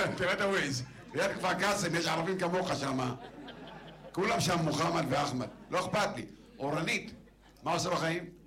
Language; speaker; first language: Hebrew; non-native, local second language; Arabic